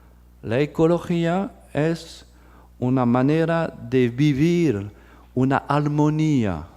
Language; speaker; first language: Spanish; non-native, fluent; French